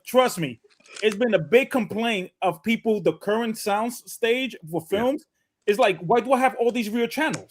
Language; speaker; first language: English; native; English